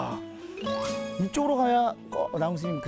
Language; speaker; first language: Korean; native; Korean